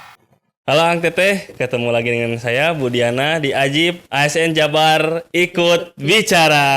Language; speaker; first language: Indonesian; native; Indonesian